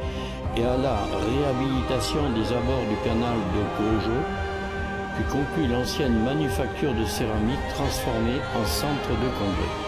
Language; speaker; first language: French; native; French